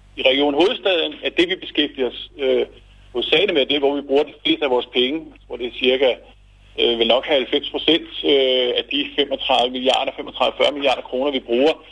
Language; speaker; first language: Danish; native; Danish